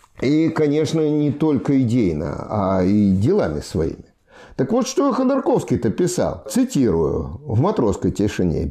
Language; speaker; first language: Russian; native; Russian